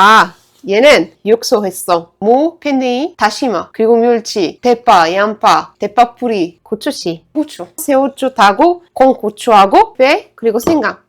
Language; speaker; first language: Korean; non-native, fluent; Arabic